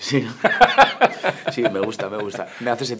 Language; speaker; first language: Spanish; native; Spanish